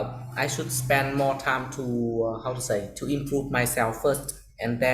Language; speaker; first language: English; non-native, learner; Vietnamese